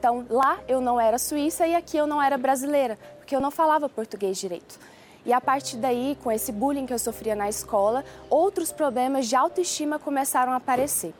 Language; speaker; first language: Portuguese; early bilingual, other home language; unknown